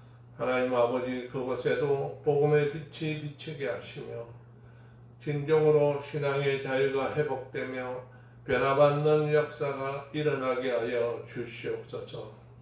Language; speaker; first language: Korean; native; Korean